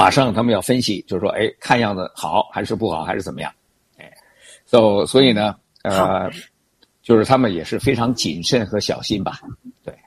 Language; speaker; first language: Chinese; native; Chinese